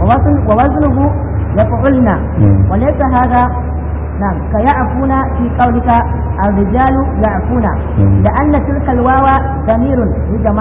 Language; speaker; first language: Arabic; non-native, fluent; Hausa